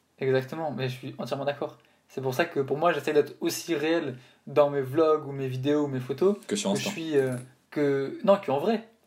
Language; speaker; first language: French; native; French